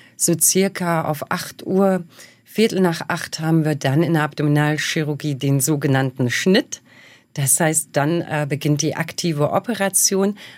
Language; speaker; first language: German; early bilingual, other home language; Bosnian